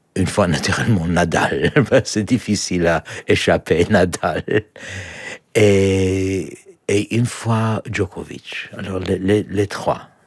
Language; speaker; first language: French; non-native, fluent; English